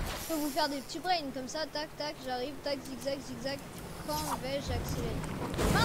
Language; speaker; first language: French; native; French